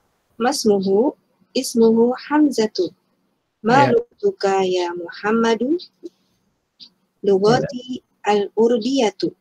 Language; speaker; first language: Arabic; non-native, learner; Indonesian